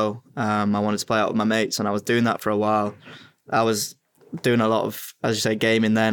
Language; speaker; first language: English; native; English